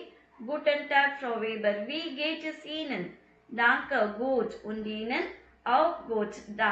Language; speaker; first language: German; non-native, fluent; Tamil